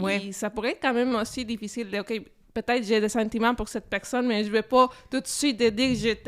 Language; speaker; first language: French; non-native, fluent; Spanish